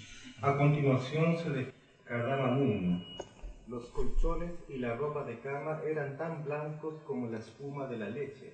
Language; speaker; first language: Spanish; native; Spanish